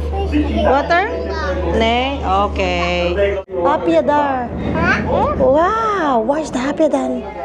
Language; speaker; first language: Dutch; non-native, fluent; Filipino